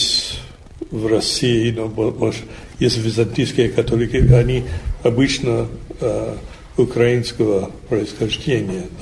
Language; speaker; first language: Russian; non-native, fluent; English